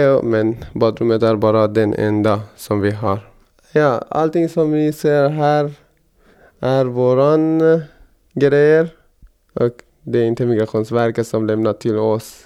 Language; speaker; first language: Swedish; non-native, fluent; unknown